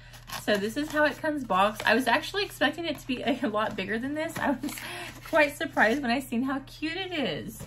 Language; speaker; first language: English; native; English